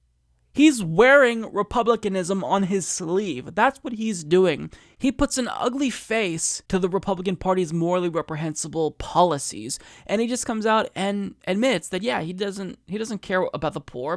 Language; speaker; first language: English; native; English